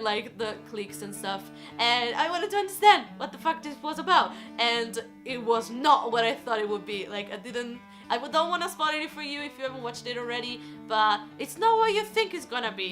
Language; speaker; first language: English; non-native, fluent; Italian